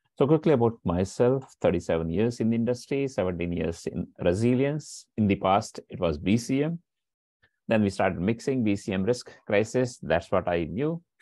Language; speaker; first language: English; non-native, local second language; Hindi